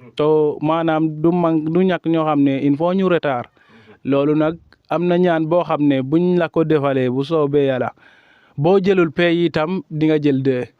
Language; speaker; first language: Wolof; non-native, local second language; Serer